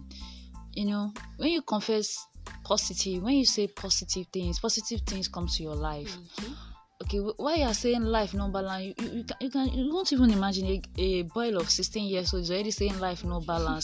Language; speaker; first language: English; non-native, local second language; Yoruba